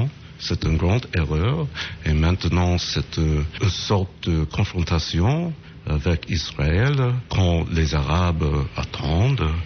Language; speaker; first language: French; non-native, fluent; English